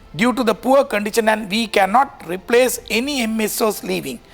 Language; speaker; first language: English; non-native, local second language; Sinhala